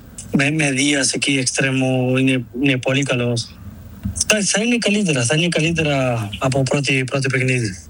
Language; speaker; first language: Greek; non-native, learner; Spanish